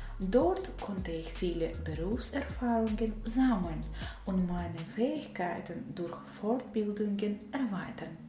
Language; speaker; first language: German; non-native, fluent; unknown